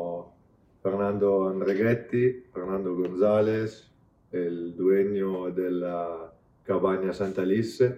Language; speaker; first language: Spanish; non-native, fluent; Italian